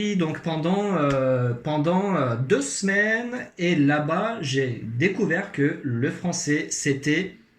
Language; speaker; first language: French; non-native, fluent; Azerbaijani